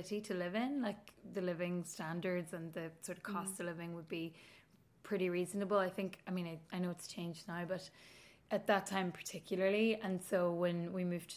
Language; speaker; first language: English; native; English